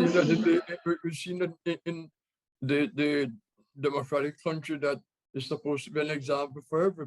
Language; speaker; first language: English; native; English